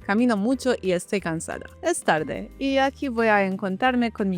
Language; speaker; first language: Spanish; non-native, learner; English